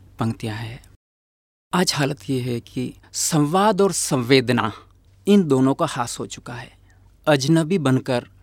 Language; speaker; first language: Hindi; native; Hindi